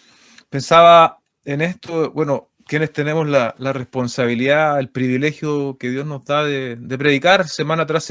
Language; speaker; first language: Spanish; native; Spanish